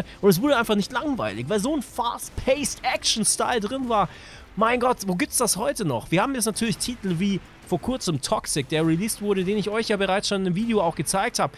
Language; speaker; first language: German; native; German